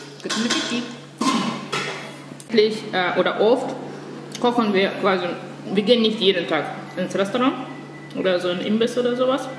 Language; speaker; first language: German; non-native, fluent; Russian